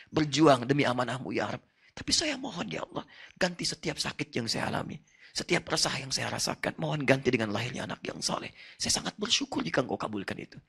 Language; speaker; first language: Indonesian; non-native, fluent; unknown